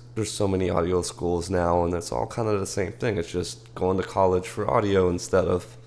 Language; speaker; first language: English; early bilingual, heritage; English